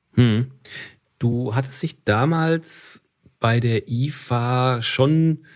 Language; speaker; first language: German; native; German